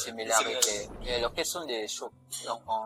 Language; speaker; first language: French; non-native, learner; Filipino